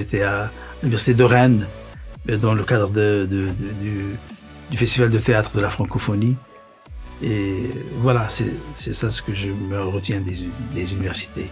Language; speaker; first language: French; non-native, local second language; Arabic